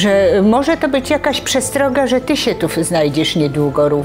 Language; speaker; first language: Polish; native; Polish